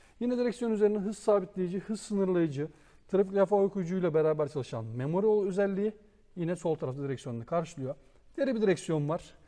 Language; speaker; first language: Turkish; native; Turkish